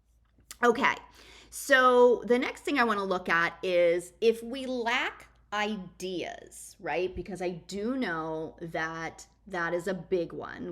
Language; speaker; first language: English; native; English